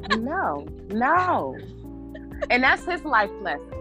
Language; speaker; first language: English; native; English